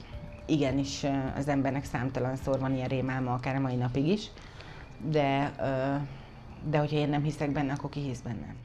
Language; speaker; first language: Hungarian; native; Hungarian